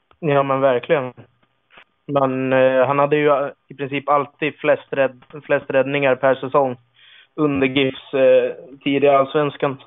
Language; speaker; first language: Swedish; native; Swedish